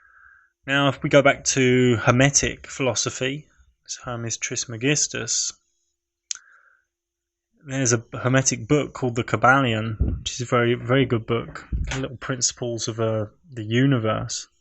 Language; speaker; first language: English; native; English